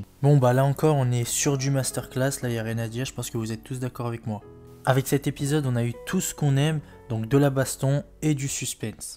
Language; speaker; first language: French; native; French